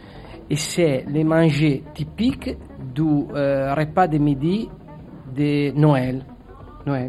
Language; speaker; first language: French; non-native, learner; Italian